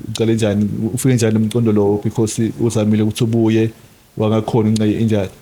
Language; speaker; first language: Zulu; non-native, local second language; Swati